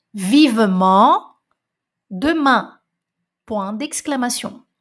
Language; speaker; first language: French; non-native, fluent; Portuguese